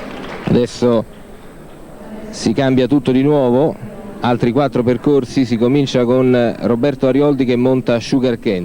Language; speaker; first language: Italian; native; Italian